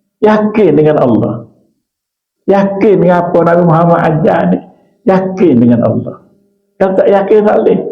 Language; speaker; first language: Malay; native; Malay